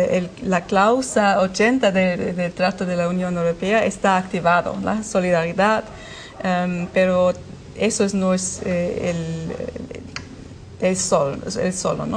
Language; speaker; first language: Spanish; non-native, learner; German